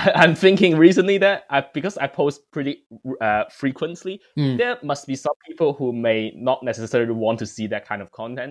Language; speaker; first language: English; non-native, local second language; Cantonese